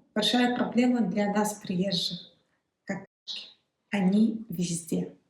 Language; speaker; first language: Russian; native; Russian